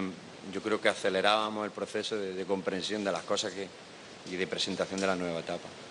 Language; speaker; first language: Spanish; native; Spanish